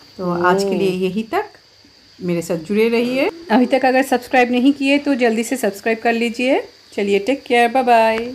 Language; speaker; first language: Hindi; non-native, local second language; Bangla